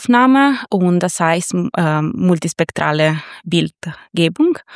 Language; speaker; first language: German; non-native, fluent; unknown